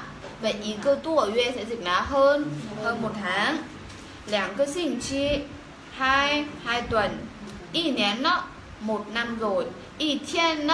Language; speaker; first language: Chinese; non-native, fluent; Vietnamese